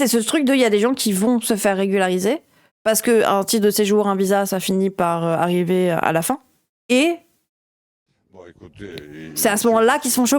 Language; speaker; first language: French; native; French